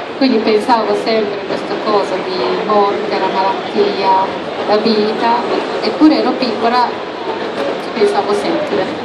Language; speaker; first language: Italian; non-native, fluent; Japanese